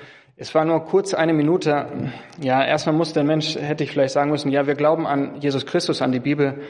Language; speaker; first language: German; non-native, fluent; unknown